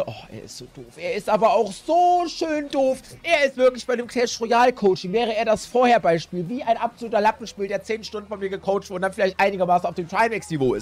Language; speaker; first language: German; native; German